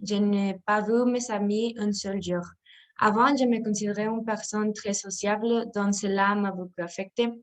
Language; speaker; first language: French; non-native, learner; Spanish